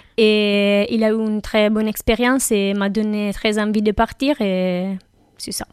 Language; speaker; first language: French; non-native, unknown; Italian